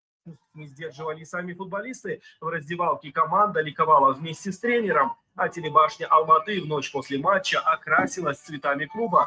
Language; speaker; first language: Russian; native; Russian